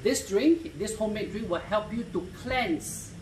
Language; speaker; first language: English; non-native, local second language; Malay